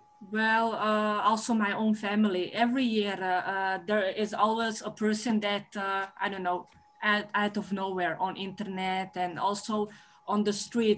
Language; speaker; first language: English; non-native, learner; Dutch